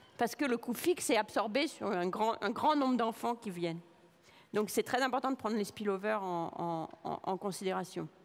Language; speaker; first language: French; native; French